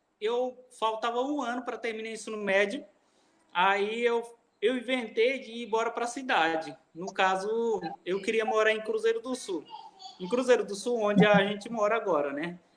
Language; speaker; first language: Portuguese; non-native, local second language; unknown